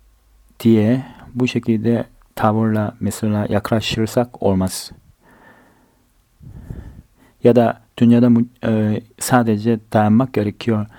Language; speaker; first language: Turkish; non-native, fluent; Korean